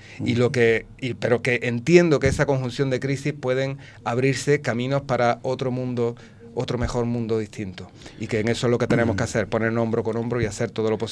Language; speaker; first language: Spanish; native; Spanish